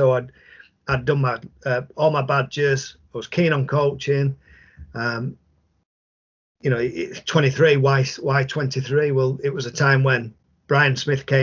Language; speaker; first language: English; native; English